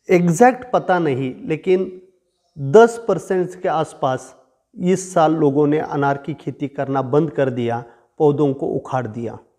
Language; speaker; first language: Hindi; non-native, local second language; Marathi